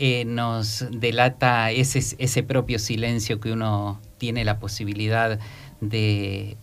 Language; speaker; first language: Spanish; native; Spanish